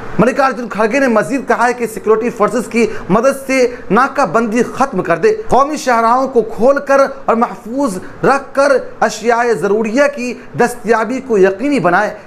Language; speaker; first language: Urdu; native; Urdu